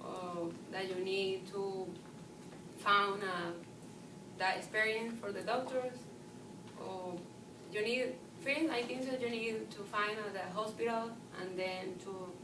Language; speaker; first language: English; non-native, learner; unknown